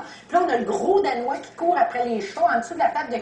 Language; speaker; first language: French; native; French